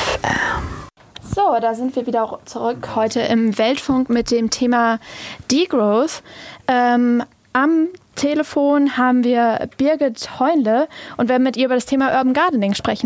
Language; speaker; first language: German; native; German